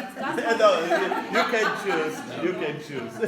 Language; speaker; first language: English; non-native, learner; Polish